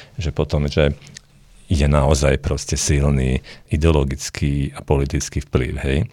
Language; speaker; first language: Slovak; non-native, local second language; Hungarian